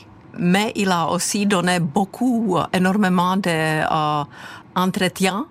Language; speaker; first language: French; non-native, fluent; Czech